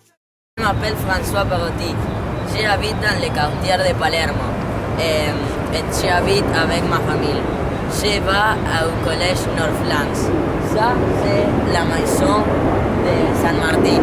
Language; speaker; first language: French; non-native, learner; Spanish